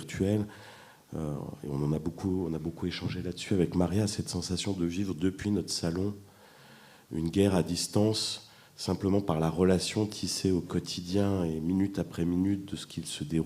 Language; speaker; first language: French; native; French